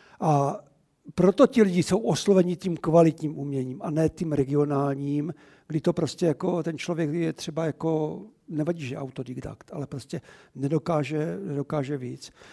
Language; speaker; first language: Czech; native; Czech